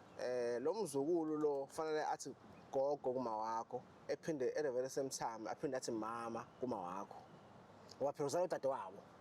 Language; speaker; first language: Zulu; native; Zulu